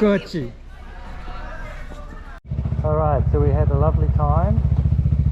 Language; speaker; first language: English; native; English